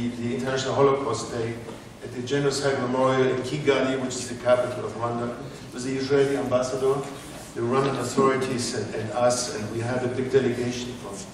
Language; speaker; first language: English; non-native, fluent; German